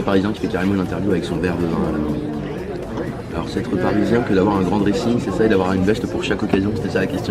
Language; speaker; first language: French; native; French